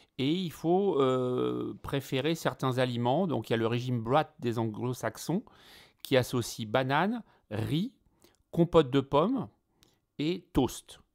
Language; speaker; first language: French; native; French